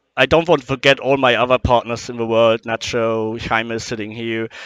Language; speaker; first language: English; non-native, fluent; German